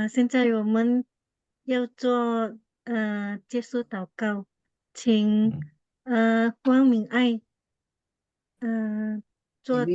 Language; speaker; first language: Chinese; non-native, learner; Indonesian